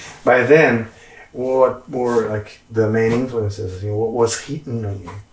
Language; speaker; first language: English; non-native, fluent; Portuguese